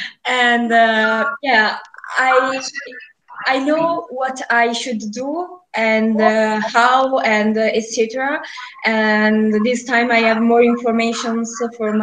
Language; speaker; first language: English; non-native, learner; Italian